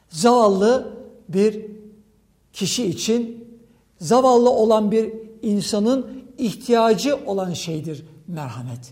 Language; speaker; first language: Turkish; native; Turkish